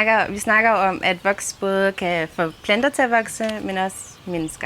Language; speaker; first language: Danish; native; Danish